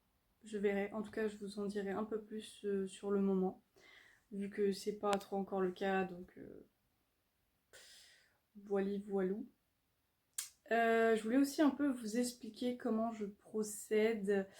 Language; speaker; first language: French; native; French